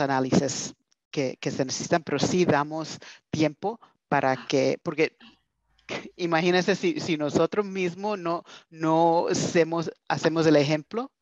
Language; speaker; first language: Spanish; early bilingual, heritage; Spanish